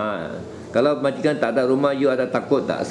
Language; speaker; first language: Malay; native; Malay